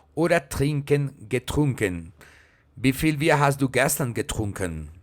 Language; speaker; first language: German; non-native, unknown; Spanish